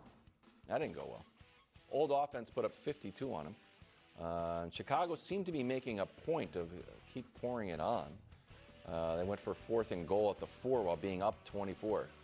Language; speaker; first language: English; native; English